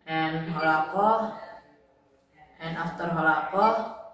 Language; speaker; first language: English; non-native, learner; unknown